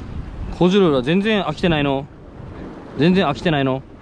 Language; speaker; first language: Japanese; native; Japanese